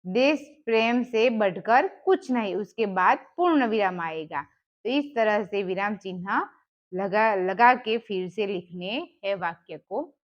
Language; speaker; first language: Hindi; non-native, local second language; Gujarati